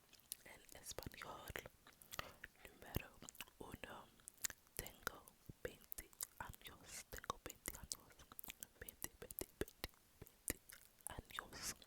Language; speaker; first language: Spanish; non-native, learner; English